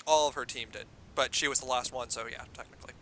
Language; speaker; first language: English; native; English